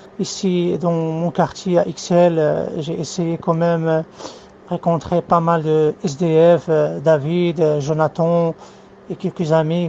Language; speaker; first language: French; non-native, fluent; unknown